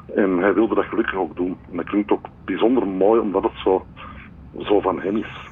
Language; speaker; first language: Dutch; native; Dutch